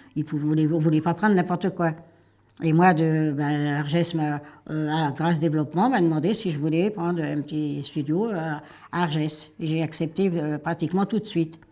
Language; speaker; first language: French; native; French